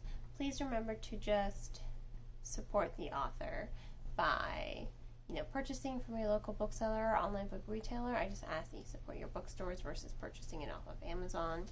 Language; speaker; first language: English; native; English